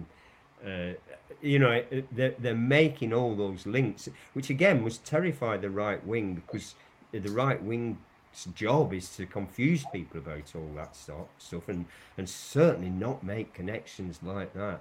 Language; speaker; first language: English; native; English